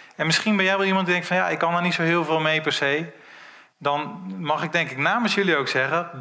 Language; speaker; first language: Dutch; native; Dutch